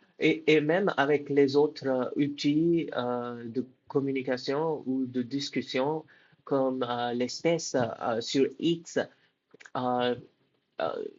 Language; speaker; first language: French; non-native, fluent; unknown